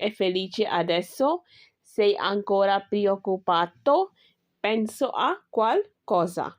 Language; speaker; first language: Italian; non-native, learner; Urdu